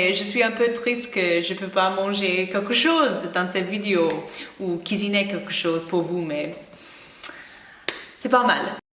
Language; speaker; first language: French; non-native, learner; English